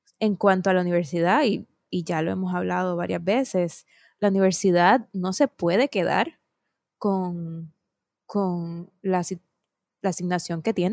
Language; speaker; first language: Spanish; native; Spanish